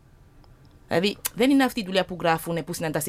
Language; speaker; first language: Greek; non-native, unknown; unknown